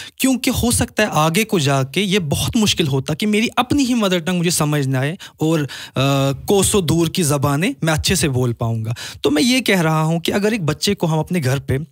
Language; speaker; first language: Hindi; non-native, local second language; Kashmiri